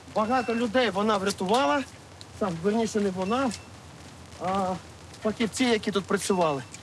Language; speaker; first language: Ukrainian; native; Ukrainian